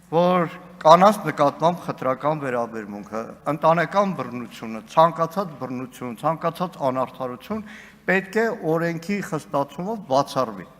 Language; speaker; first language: Armenian; native; Armenian